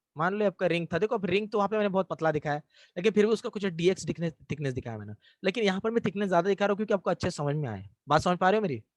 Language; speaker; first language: Hindi; non-native, local second language; Marathi